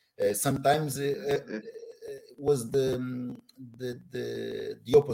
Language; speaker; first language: English; non-native, learner; Portuguese